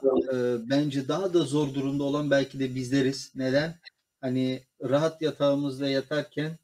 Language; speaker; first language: Turkish; native; Turkish